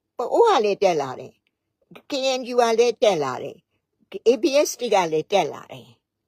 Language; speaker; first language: Burmese; native; Burmese